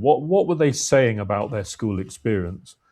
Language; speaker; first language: English; native; English